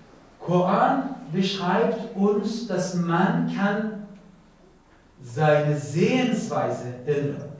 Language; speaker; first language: German; non-native, learner; Persian